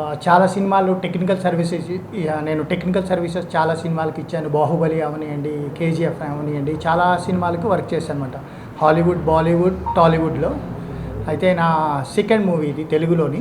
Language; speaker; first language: Telugu; native; Telugu